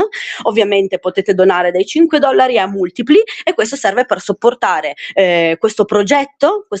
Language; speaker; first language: Italian; native; Italian